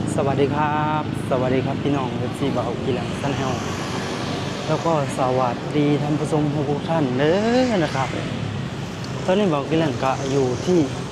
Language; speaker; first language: Thai; non-native, local second language; Lao